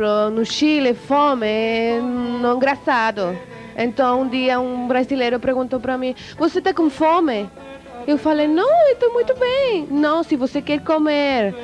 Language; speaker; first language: Portuguese; non-native, learner; Spanish